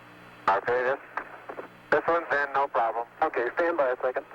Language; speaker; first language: English; native; English